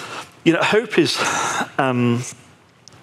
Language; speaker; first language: English; native; English